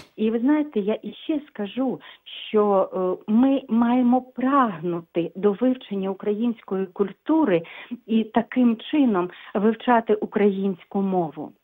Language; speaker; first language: Ukrainian; non-native, local second language; Russian